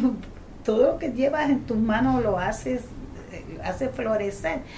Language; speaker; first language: Spanish; native; Spanish